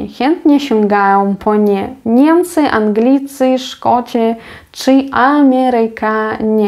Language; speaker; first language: Polish; non-native, fluent; Ukrainian